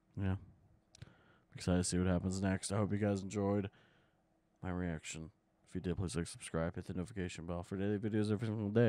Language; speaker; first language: English; native; English